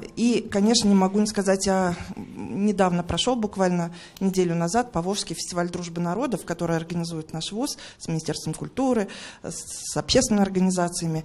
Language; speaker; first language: Russian; native; Russian